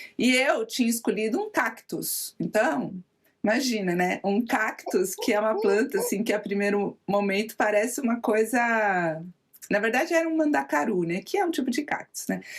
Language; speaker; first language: Portuguese; native; Portuguese